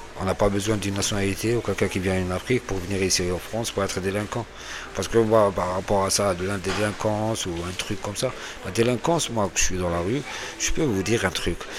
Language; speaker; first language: French; non-native, local second language; Arabic